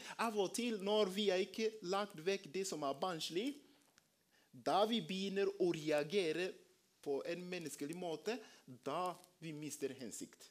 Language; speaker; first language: Norwegian; non-native, fluent; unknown